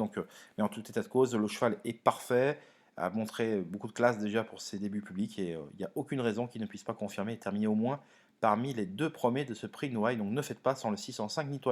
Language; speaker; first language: French; native; French